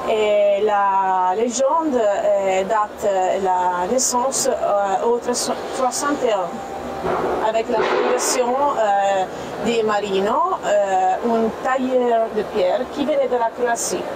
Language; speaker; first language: French; non-native, fluent; Italian